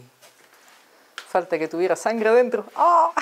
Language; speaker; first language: Spanish; native; Spanish